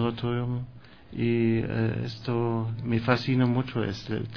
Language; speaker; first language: Spanish; non-native, learner; German